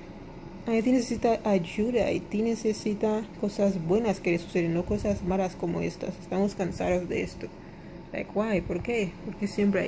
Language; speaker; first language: Spanish; non-native, fluent; Haitian Creole